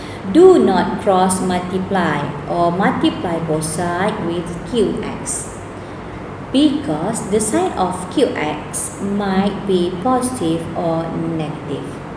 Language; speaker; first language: English; non-native, local second language; Malay